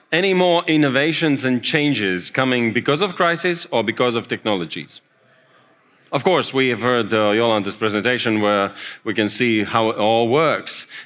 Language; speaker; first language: English; non-native, fluent; Latvian